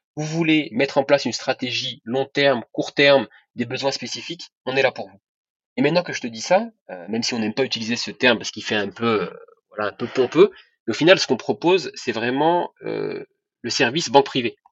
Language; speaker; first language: French; non-native, local second language; Arabic